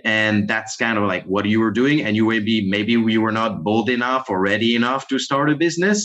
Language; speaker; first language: English; non-native, fluent; French